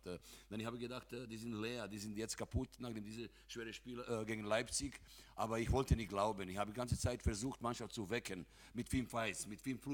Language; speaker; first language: German; non-native, fluent; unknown